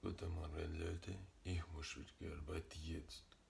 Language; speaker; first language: German; non-native, learner; Russian